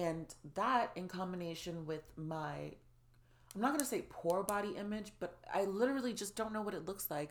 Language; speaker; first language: English; native; English